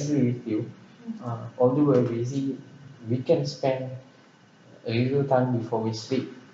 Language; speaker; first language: English; non-native, local second language; Malay